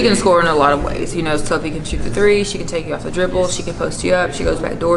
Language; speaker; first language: English; native; English